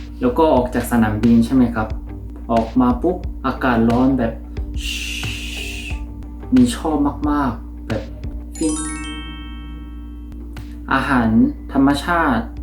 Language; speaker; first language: Thai; non-native, fluent; Korean